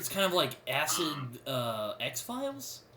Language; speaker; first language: English; native; English